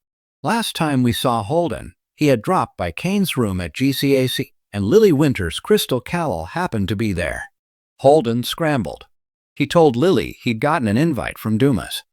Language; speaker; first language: English; native; English